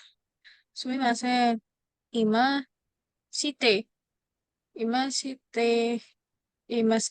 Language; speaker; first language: Japanese; non-native, learner; Indonesian